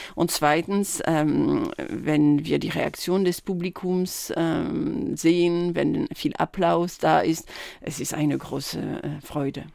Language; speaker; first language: German; non-native, fluent; French